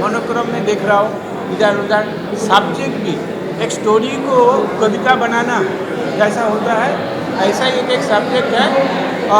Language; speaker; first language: Hindi; non-native, local second language; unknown